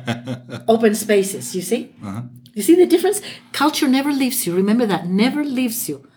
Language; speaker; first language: English; non-native, fluent; Spanish